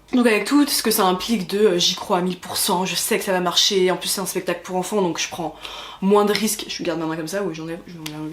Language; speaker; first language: French; native; French